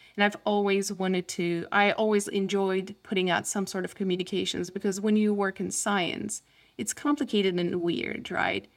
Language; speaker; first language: English; non-native, fluent; Turkish